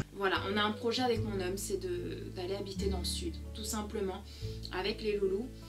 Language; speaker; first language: French; early bilingual, other home language; Portuguese